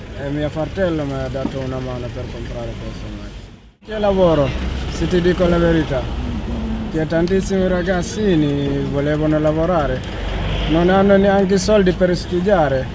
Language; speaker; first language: Italian; non-native, learner; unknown